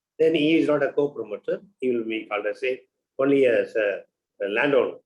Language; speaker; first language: English; non-native, local second language; Tamil